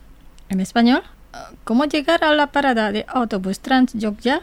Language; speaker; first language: Spanish; non-native, fluent; Indonesian